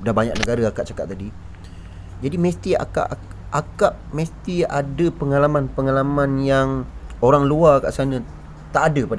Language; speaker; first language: Malay; native; Malay